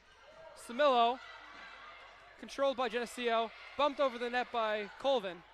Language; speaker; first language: English; native; English